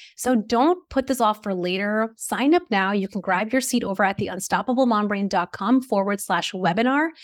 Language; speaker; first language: English; early bilingual, other home language; Hindi